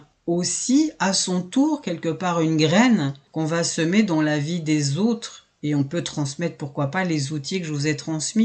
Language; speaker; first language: French; native; French